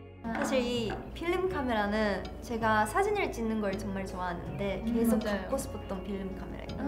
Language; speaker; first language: Korean; non-native, fluent; Japanese